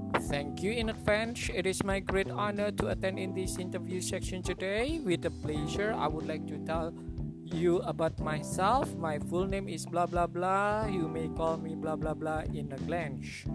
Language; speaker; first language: English; non-native, learner; Indonesian